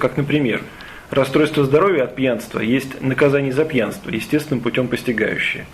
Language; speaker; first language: Russian; native; Russian